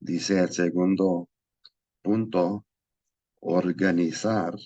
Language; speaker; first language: Spanish; non-native, learner; English